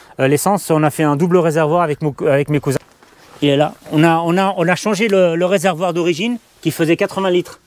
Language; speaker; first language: French; non-native, fluent; Portuguese